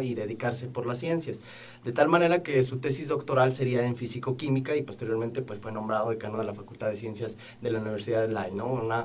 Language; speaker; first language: Spanish; native; Spanish